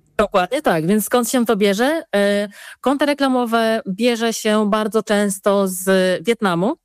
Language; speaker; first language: Polish; native; Polish